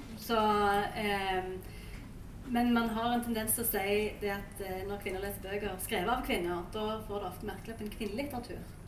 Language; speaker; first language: Norwegian; native; Norwegian